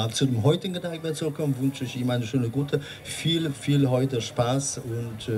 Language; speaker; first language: German; non-native, learner; Polish